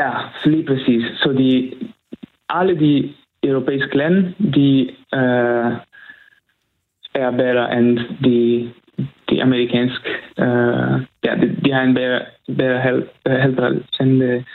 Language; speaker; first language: Danish; non-native, fluent; Italian